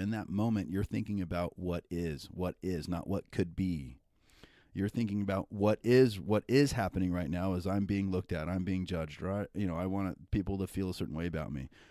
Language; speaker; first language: English; native; English